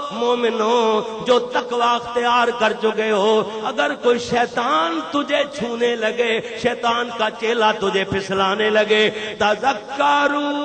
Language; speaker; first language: Urdu; non-native, local second language; Punjabi